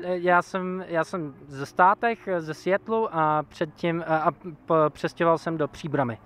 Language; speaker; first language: Czech; non-native, fluent; English